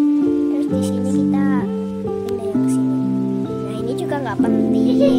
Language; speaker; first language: Indonesian; native; Indonesian